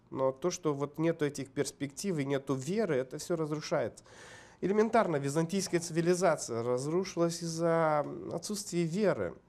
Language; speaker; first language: Russian; non-native, local second language; Romanian